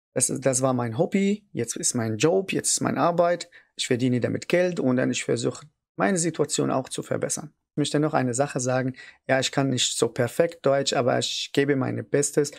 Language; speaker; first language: German; non-native, learner; Arabic